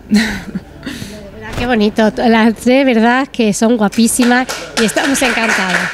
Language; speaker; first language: Spanish; native; Spanish